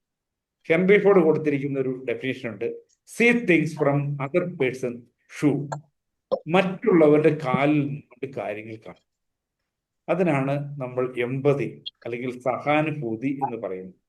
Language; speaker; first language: Malayalam; native; Malayalam